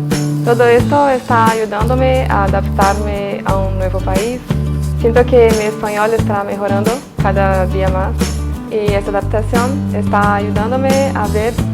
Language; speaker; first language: Spanish; non-native, learner; Portuguese